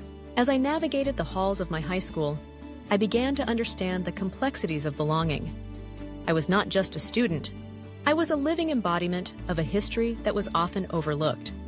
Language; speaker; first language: English; early bilingual, other home language; Russian